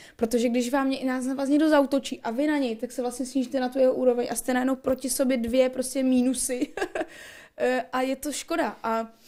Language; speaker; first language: Czech; non-native, local second language; Polish